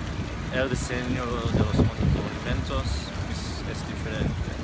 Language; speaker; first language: Spanish; non-native, fluent; English